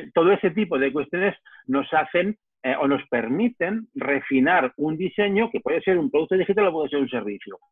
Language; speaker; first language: Spanish; native; Spanish